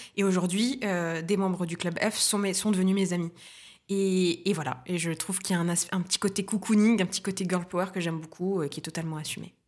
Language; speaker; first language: French; non-native, local second language; Arabic